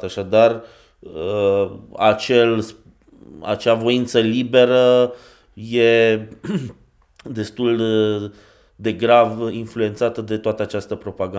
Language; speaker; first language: Romanian; native; Romanian